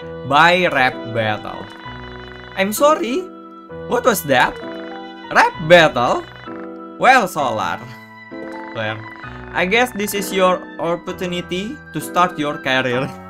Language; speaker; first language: English; non-native, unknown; Indonesian